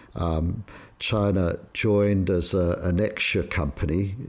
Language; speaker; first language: English; native; English